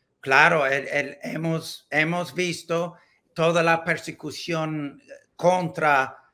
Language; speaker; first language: Spanish; non-native, learner; English